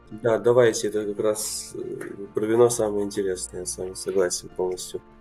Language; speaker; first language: Russian; early bilingual, other home language; Romanian